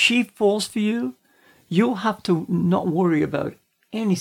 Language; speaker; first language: English; native; English